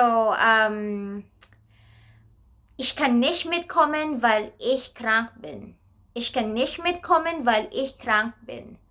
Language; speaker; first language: German; non-native, learner; Filipino